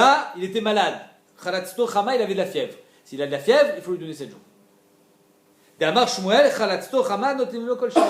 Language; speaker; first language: French; native; French